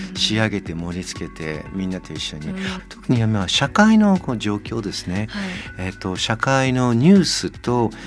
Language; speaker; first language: Japanese; non-native, fluent; English